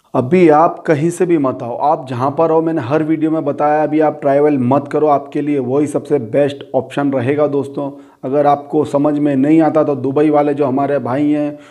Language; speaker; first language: Hindi; native; Hindi